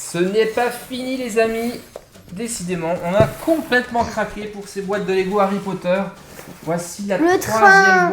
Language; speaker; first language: French; native; French